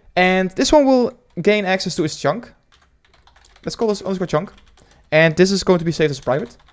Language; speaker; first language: English; non-native, fluent; Dutch